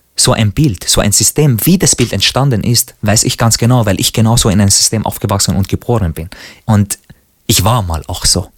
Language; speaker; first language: German; non-native, fluent; Arabic